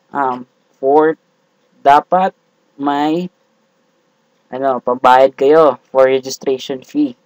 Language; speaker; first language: Filipino; non-native, local second language; Cebuano